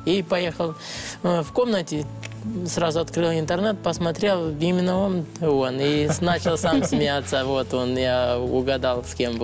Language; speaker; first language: Russian; non-native, learner; Romanian